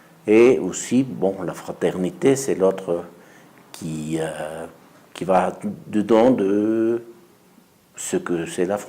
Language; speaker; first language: French; non-native, learner; Spanish